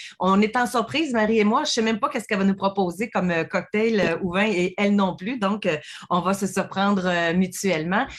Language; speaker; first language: French; native; French